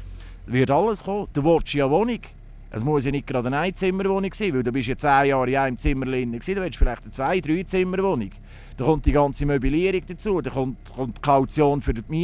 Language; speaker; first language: German; native; German